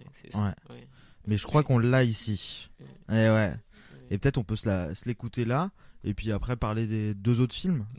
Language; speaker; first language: French; native; French